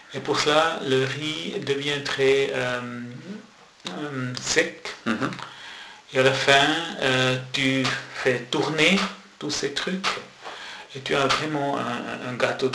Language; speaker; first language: French; non-native, local second language; German